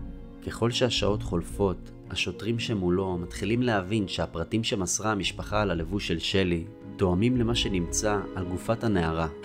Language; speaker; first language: Hebrew; native; Hebrew